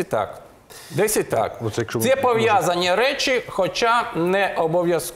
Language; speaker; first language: Ukrainian; native; Ukrainian